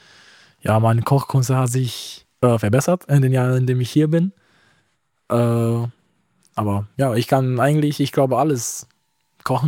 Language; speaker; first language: German; non-native, fluent; Romanian